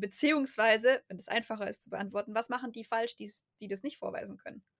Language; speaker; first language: German; native; German